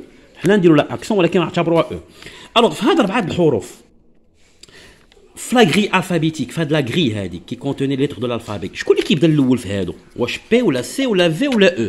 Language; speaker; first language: French; non-native, local second language; Arabic